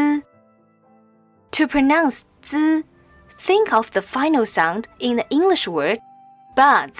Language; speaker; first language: English; non-native, fluent; Chinese